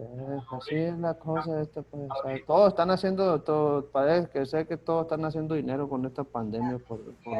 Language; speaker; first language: Spanish; native; Spanish